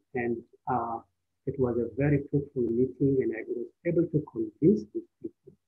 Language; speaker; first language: English; non-native, fluent; Amharic